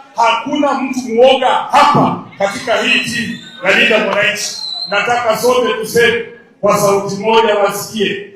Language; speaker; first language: Swahili; non-native, local second language; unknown